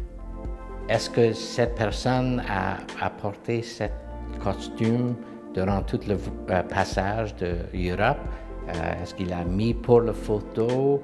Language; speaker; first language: French; non-native, local second language; English